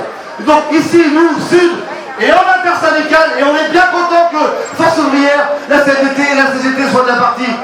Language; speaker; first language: French; native; French